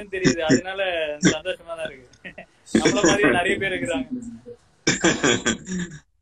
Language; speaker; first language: Tamil; native; Tamil